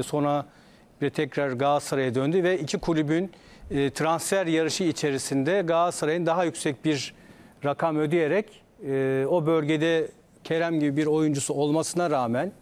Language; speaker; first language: Turkish; native; Turkish